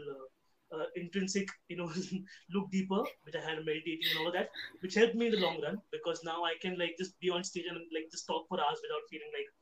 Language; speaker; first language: English; non-native, local second language; Hindi